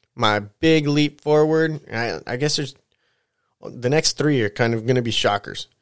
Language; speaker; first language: English; native; English